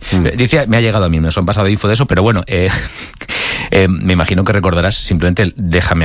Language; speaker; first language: Spanish; native; Spanish